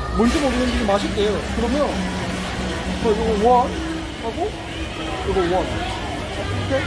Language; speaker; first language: Korean; native; Korean